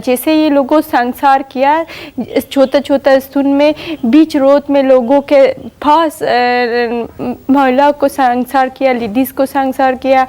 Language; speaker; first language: Hindi; non-native, learner; Persian